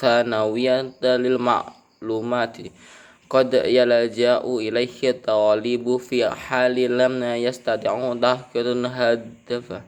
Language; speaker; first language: Arabic; non-native, learner; Indonesian